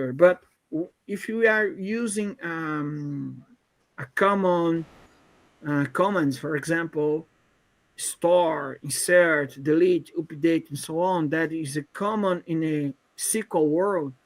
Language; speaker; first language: English; non-native, fluent; Portuguese